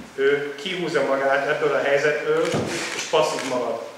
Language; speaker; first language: Hungarian; non-native, fluent; German